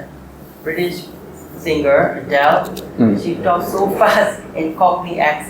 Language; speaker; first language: English; non-native, learner; Burmese